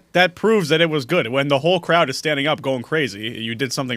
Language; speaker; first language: English; native; English